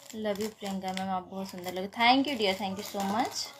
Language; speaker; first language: Hindi; native; Hindi